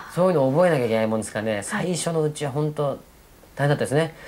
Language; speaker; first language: Japanese; native; Japanese